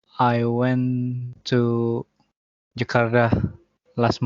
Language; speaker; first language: English; non-native, learner; Indonesian